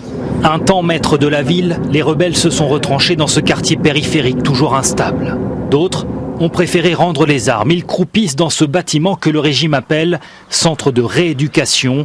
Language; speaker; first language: French; native; French